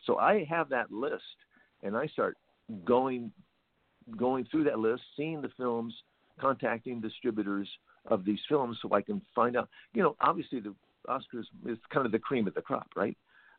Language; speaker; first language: English; native; English